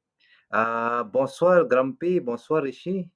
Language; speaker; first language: French; non-native, fluent; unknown